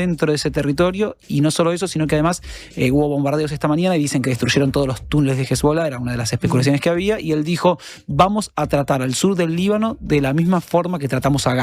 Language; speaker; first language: Spanish; native; Spanish